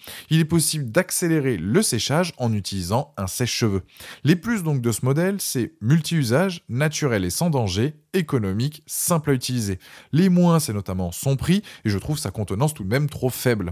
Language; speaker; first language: French; native; French